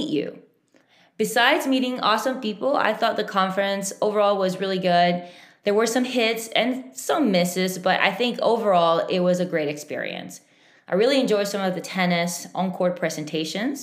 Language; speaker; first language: English; non-native, fluent; Spanish